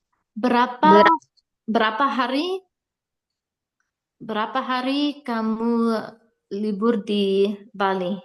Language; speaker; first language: Indonesian; non-native, learner; English